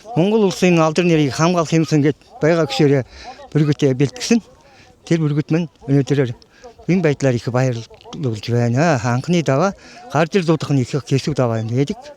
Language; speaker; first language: Mongolian; non-native, local second language; Kazakh